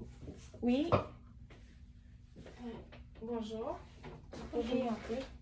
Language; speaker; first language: French; native; French